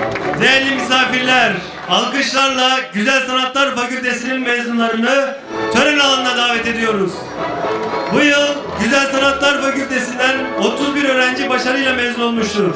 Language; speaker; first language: Turkish; native; Turkish